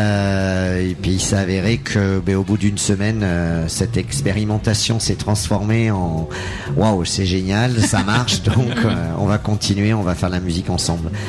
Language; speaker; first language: French; native; French